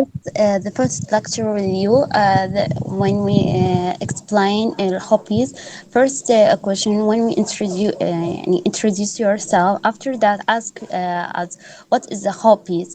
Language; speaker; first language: English; non-native, learner; Arabic